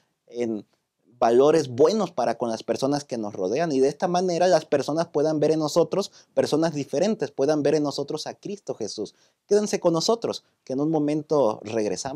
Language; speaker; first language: Spanish; native; Spanish